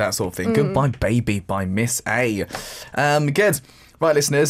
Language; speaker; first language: English; native; English